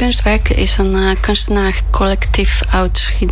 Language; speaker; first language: Dutch; non-native, fluent; Polish